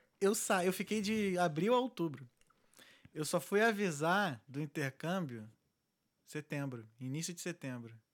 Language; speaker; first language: Portuguese; native; Portuguese